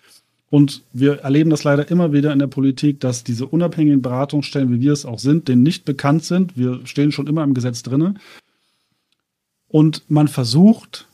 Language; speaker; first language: German; native; German